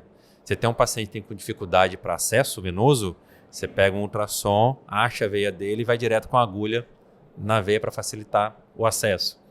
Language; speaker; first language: Portuguese; native; Portuguese